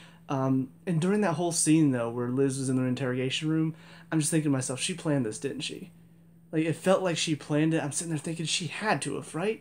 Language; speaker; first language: English; native; English